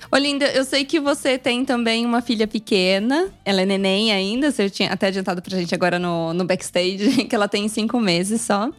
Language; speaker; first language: Portuguese; native; Portuguese